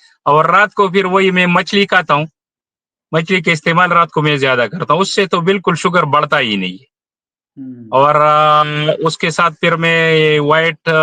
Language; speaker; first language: Hindi; non-native, local second language; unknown